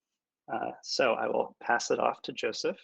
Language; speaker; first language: English; native; English